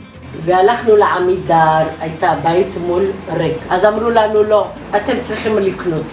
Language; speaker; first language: Hebrew; early bilingual, other home language; Arabic